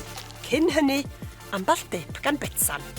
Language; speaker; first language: Welsh; native; Welsh